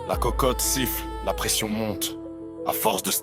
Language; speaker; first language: French; native; French